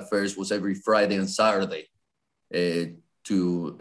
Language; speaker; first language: English; non-native, fluent; Spanish